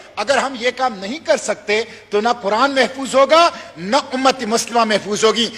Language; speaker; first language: Urdu; non-native, local second language; Pashto